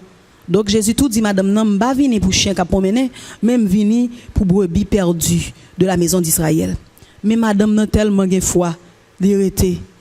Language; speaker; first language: French; non-native, local second language; Haitian Creole